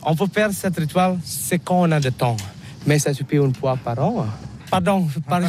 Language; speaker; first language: French; non-native, learner; Balinese